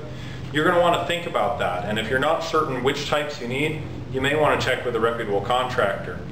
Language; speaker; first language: English; native; English